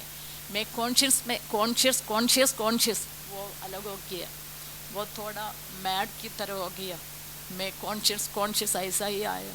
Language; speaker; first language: Hindi; non-native, local second language; Malayalam